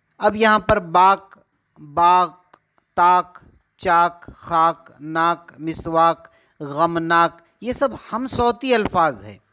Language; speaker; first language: Urdu; native; Urdu